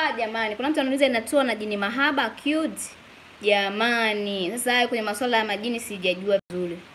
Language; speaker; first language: Swahili; native; Swahili